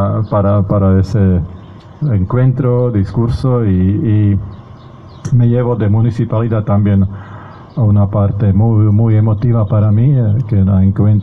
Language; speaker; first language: Spanish; non-native, fluent; Slovak